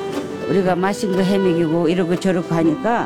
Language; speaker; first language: Korean; non-native, fluent; Russian